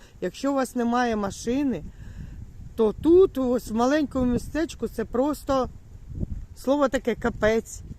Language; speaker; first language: Ukrainian; native; Ukrainian